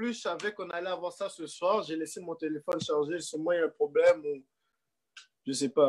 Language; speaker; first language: French; native; French